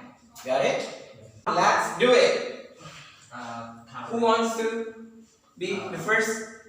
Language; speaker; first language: English; non-native, learner; Indonesian